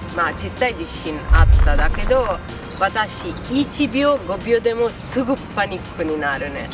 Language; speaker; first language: Japanese; non-native, fluent; Italian